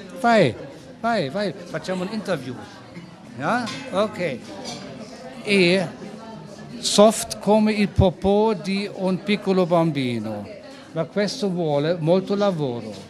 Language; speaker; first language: Italian; non-native, learner; German